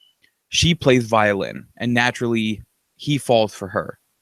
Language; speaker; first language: English; native; English